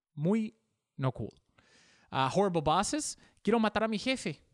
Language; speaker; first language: Spanish; non-native, learner; English